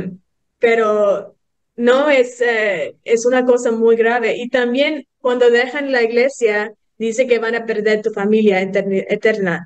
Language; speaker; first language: Spanish; early bilingual, heritage; English